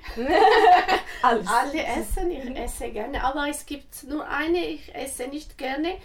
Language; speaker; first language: German; non-native, learner; Arabic